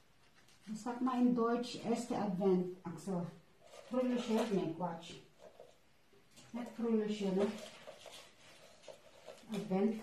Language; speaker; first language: German; non-native, learner; Filipino